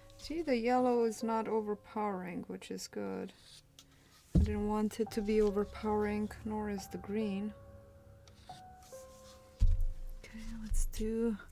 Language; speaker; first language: English; non-native, fluent; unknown